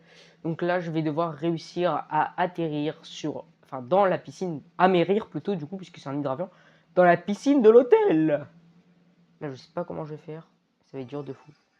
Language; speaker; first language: French; native; French